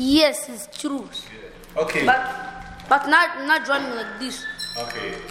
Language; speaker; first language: English; non-native, learner; Swahili